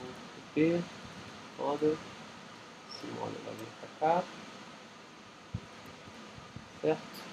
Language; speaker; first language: Portuguese; native; Portuguese